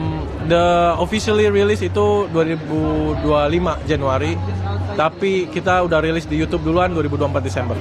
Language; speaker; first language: Indonesian; native; Indonesian